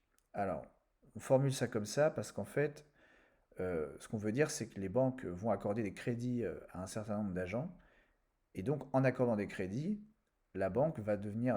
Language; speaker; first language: French; native; French